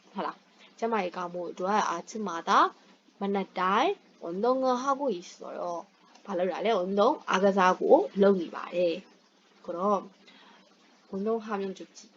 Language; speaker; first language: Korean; non-native, fluent; Burmese